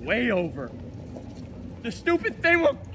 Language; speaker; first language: English; native; English